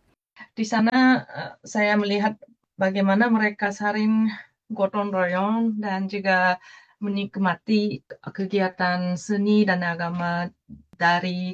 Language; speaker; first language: Indonesian; non-native, fluent; Japanese